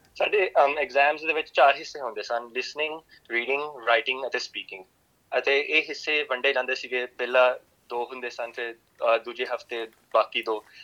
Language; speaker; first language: Punjabi; early bilingual, heritage; Punjabi